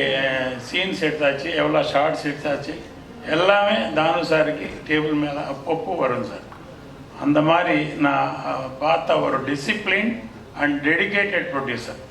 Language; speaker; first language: Tamil; non-native, fluent; Telugu